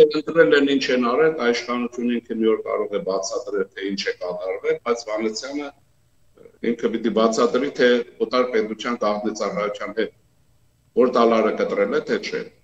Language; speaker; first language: Armenian; native; Armenian